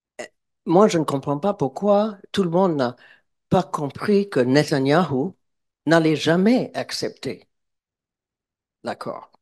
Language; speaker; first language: French; non-native, fluent; English